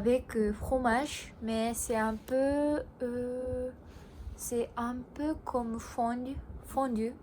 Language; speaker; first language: French; non-native, learner; Japanese